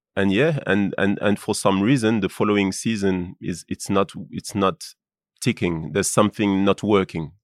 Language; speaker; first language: English; non-native, fluent; French